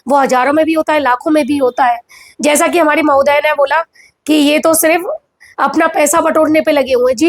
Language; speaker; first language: Hindi; native; Hindi